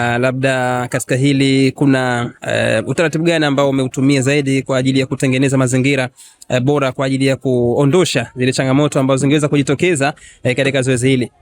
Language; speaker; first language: Swahili; native; Swahili